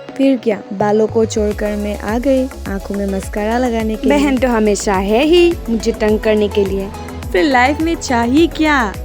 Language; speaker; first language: Hindi; non-native, local second language; Assamese